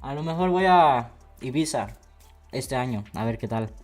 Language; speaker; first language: Spanish; early bilingual, other home language; German